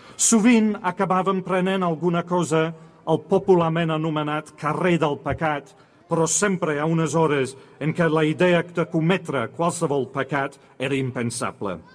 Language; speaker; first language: Catalan; non-native, fluent; English